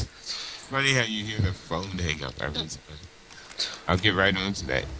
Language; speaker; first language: English; native; English